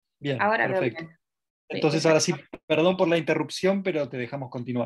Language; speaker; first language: Spanish; native; Spanish